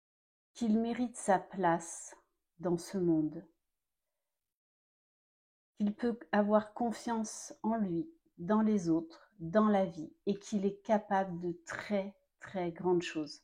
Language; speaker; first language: French; native; French